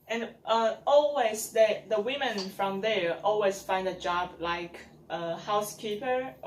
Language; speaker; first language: English; non-native, learner; Chinese